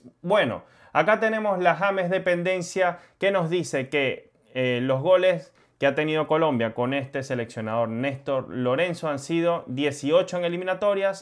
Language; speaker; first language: Spanish; native; Spanish